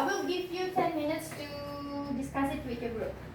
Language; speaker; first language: English; non-native, learner; Indonesian